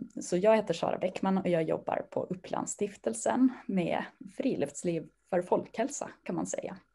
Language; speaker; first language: Swedish; native; Swedish